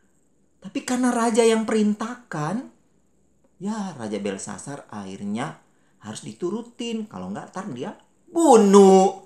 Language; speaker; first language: Malay; native; Malay